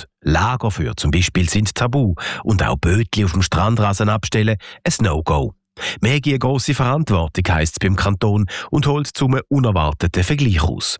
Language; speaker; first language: German; native; German